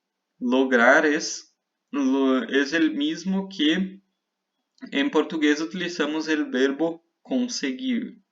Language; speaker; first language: Spanish; non-native, fluent; Portuguese